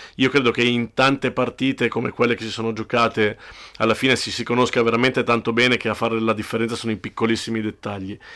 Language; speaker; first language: Italian; native; Italian